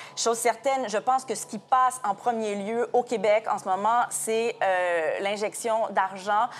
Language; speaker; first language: French; native; French